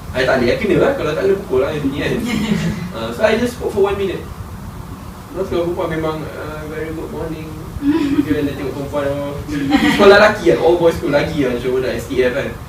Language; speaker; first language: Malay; native; Malay